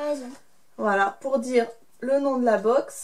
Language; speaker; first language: French; native; French